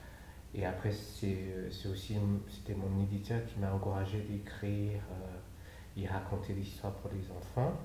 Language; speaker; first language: French; non-native, fluent; Chinese